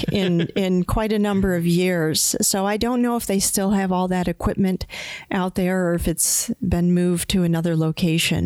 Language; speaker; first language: English; native; English